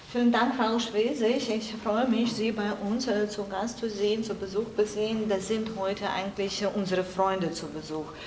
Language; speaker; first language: German; non-native, fluent; Ukrainian